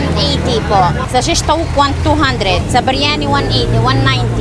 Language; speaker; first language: Filipino; early bilingual, heritage; Arabic